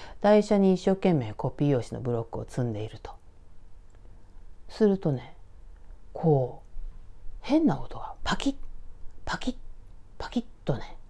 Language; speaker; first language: Japanese; native; Japanese